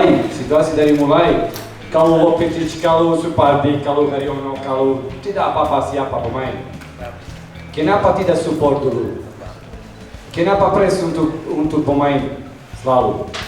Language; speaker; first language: Indonesian; non-native, learner; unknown